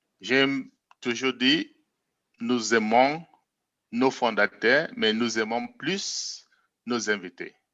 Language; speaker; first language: French; non-native, local second language; English